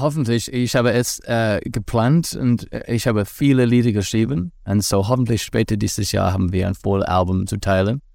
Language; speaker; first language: German; non-native, learner; English